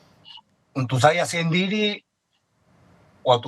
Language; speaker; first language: Indonesian; non-native, fluent; Spanish